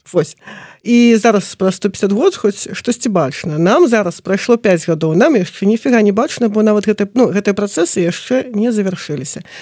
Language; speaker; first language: Belarusian; native; Belarusian